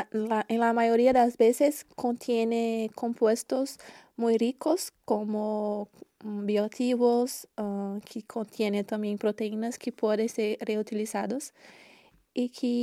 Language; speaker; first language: Spanish; non-native, learner; Portuguese